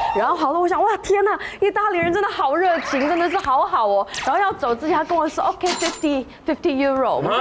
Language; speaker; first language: Chinese; native; Chinese